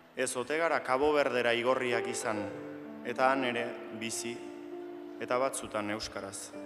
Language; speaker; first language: Basque; native; Basque